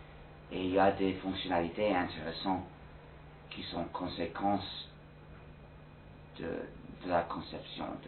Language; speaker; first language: French; non-native, fluent; English